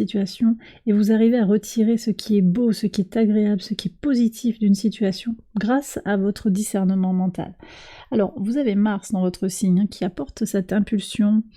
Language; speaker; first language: French; native; French